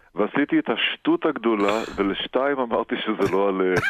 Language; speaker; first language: Hebrew; non-native, fluent; Russian